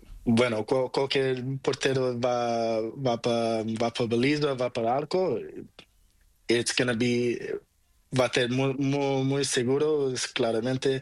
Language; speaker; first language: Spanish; non-native, learner; Portuguese